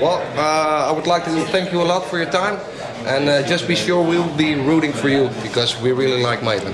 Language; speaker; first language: English; non-native, fluent; Dutch